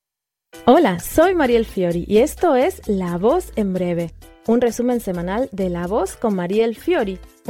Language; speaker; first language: Spanish; native; Spanish